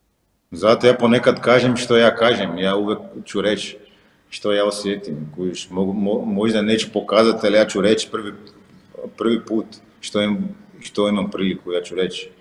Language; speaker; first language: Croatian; non-native, fluent; Portuguese